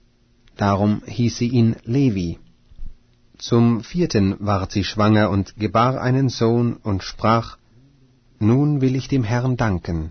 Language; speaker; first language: German; native; German